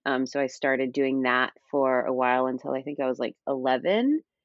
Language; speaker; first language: English; native; English